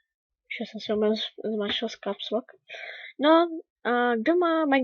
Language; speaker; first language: Czech; native; Czech